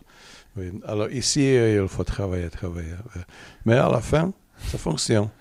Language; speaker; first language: French; non-native, learner; Czech